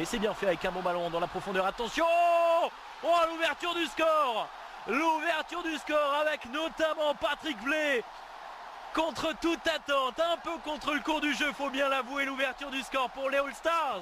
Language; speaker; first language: French; native; French